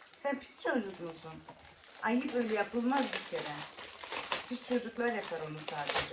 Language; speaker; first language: Turkish; early bilingual, heritage; Turkish